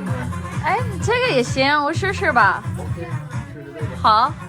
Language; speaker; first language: Chinese; non-native, learner; Filipino